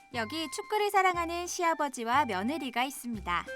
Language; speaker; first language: Korean; native; Korean